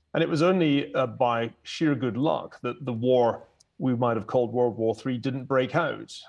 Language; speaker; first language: English; native; English